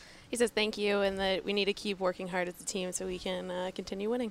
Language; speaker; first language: English; early bilingual, other home language; Spanish